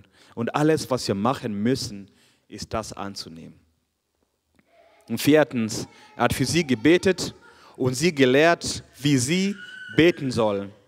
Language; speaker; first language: German; non-native, fluent; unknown